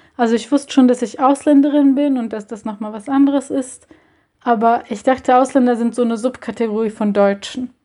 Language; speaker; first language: German; early bilingual, other home language; Bosnian